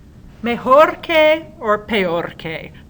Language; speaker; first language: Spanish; non-native, learner; English